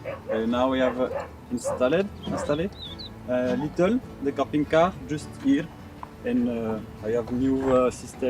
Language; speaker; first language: English; non-native, learner; French